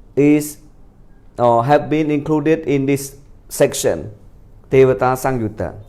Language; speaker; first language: English; non-native, fluent; Khmer